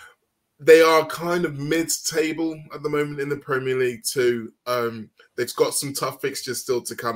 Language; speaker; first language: English; native; English